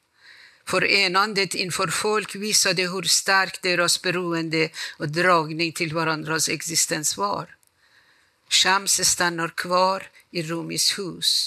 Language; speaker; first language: Swedish; non-native, fluent; Persian